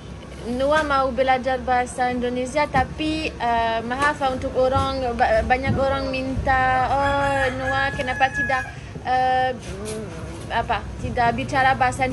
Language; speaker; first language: Indonesian; non-native, learner; French